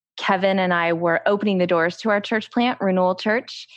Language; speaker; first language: English; native; English